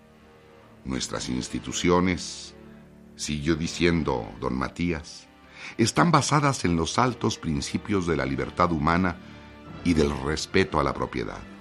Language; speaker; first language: Spanish; native; Spanish